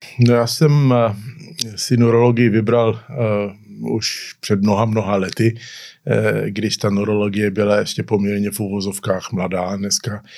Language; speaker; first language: Czech; early bilingual, heritage; Czech